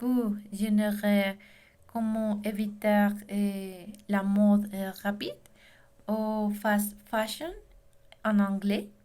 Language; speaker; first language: French; non-native, learner; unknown